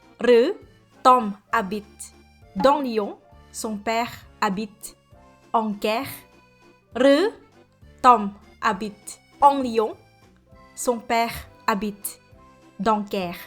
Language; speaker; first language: French; non-native, fluent; Thai